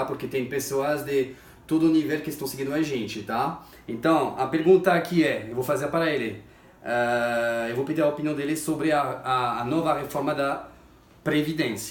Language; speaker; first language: Portuguese; non-native, fluent; French